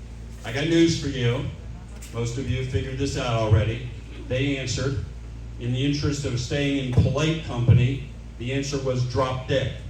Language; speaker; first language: English; native; English